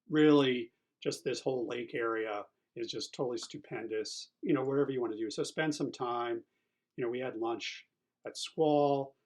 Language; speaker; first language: English; native; English